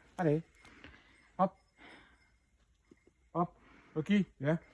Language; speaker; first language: French; native; French